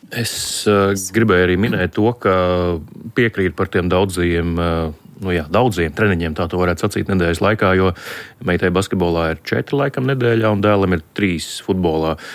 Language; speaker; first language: Latvian; native; Latvian